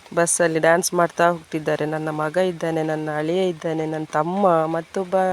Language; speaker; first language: Kannada; non-native, local second language; Tulu